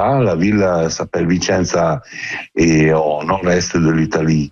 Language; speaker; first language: French; non-native, learner; Italian